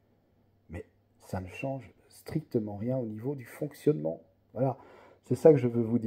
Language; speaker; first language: French; native; French